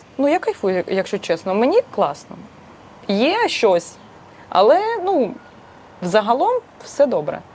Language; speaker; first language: Ukrainian; non-native, local second language; Russian